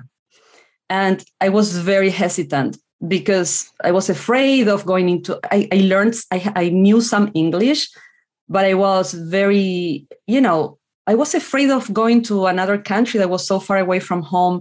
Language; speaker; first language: English; non-native, fluent; Spanish